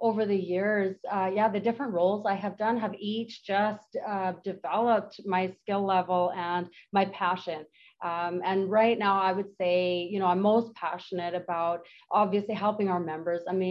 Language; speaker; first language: English; native; English